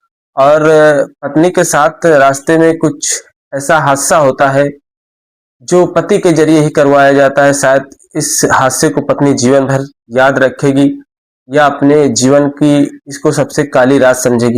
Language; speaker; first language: Hindi; native; Hindi